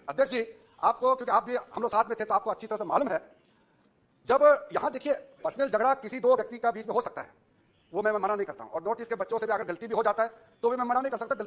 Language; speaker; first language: Hindi; non-native, local second language; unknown